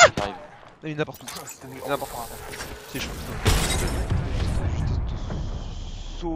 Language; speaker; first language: French; native; French